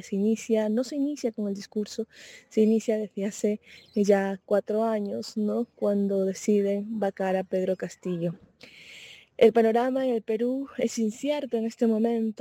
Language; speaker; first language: Spanish; native; Spanish